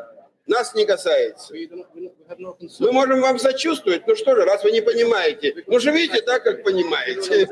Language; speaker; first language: Russian; native; Russian